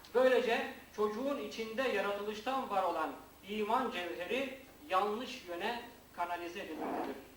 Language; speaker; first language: Turkish; native; Turkish